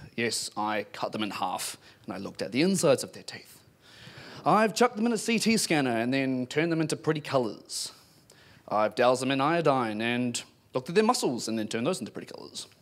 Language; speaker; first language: English; native; English